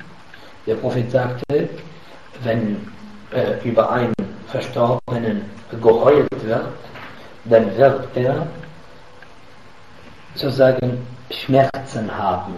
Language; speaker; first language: German; non-native, fluent; Arabic